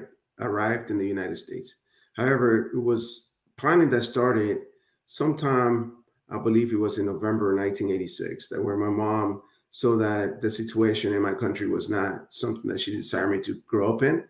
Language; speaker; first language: English; early bilingual, other home language; Spanish